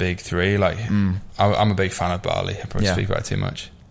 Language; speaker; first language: English; native; English